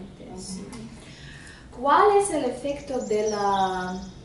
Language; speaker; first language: Spanish; non-native, fluent; Russian